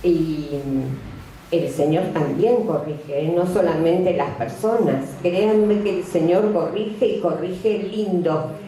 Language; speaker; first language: Spanish; native; Spanish